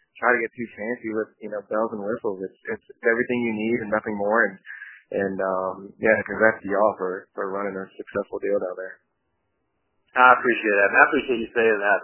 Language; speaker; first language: English; early bilingual, other home language; Japanese